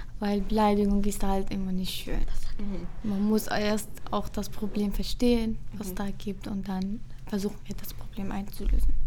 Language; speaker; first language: German; non-native, fluent; Arabic